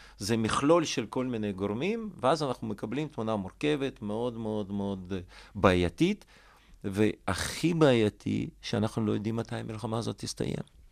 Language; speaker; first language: Hebrew; non-native, fluent; Russian